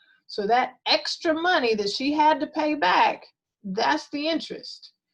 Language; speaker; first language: English; native; English